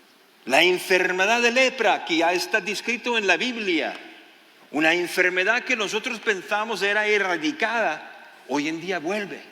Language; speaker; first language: Spanish; non-native, fluent; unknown